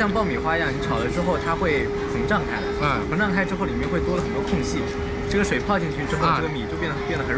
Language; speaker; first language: Chinese; native; Chinese